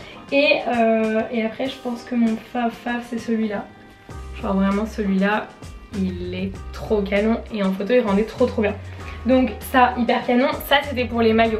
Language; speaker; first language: French; native; French